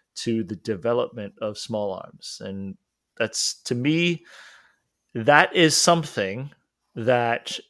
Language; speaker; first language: English; non-native, local second language; Cantonese